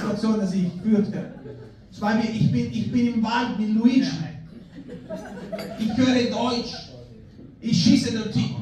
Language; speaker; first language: German; non-native, fluent; Spanish